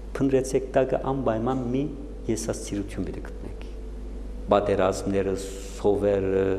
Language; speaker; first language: Armenian; early bilingual, heritage; Armenian